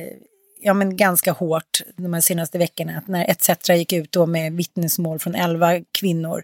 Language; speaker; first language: Swedish; native; Swedish